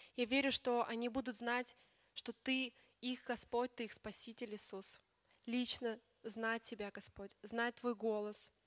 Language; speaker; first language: Russian; native; Russian